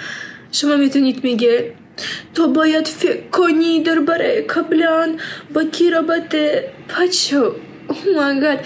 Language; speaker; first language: Persian; early bilingual, heritage; Persian